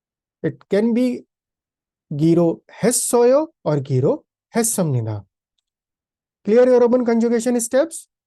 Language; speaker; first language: Korean; non-native, fluent; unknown